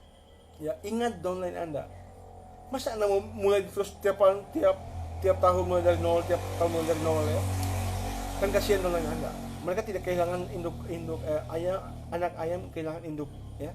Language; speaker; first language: Indonesian; native; Indonesian